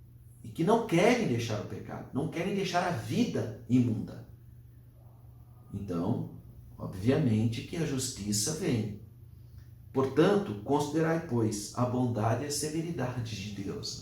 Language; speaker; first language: Portuguese; native; Portuguese